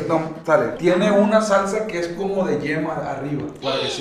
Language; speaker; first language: Spanish; native; Spanish